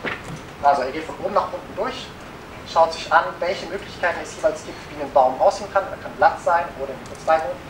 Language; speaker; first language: German; native; German